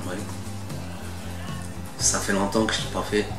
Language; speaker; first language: French; non-native, learner; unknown